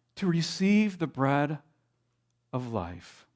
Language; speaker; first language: English; native; English